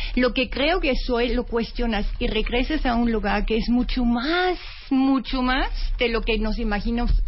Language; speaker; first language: Spanish; non-native, fluent; German